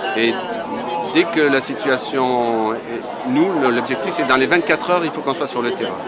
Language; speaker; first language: French; native; French